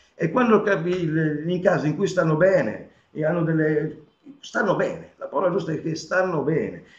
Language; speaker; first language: Italian; native; Italian